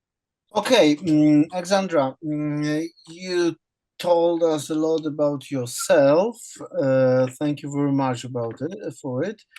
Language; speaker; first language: English; non-native, fluent; Polish